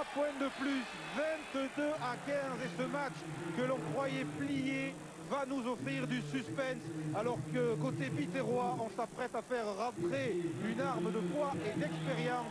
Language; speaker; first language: French; native; French